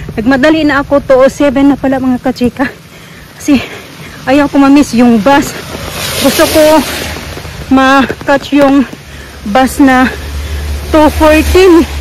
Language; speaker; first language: Filipino; non-native, local second language; Cebuano